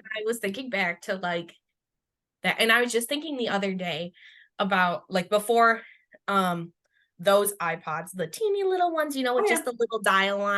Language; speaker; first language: English; native; English